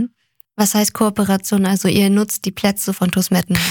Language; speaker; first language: German; native; German